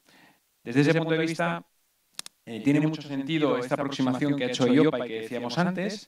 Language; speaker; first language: Spanish; native; Spanish